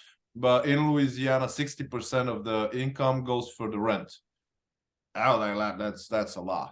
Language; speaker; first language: English; non-native, fluent; Bulgarian